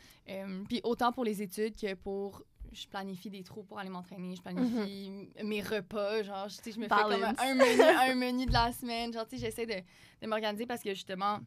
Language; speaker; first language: French; native; French